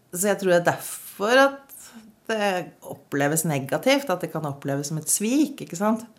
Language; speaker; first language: Norwegian; native; Norwegian